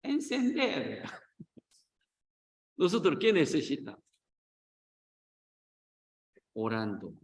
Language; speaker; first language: Spanish; non-native, learner; Korean